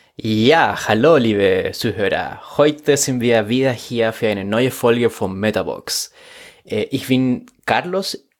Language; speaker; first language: German; non-native, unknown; Spanish